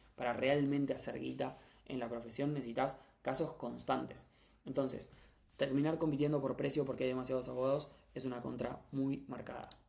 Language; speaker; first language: Spanish; native; Spanish